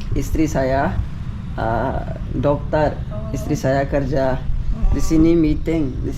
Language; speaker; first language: Indonesian; non-native, learner; Urdu